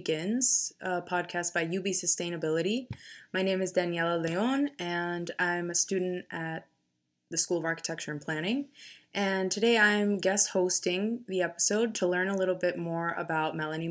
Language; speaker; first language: English; native; English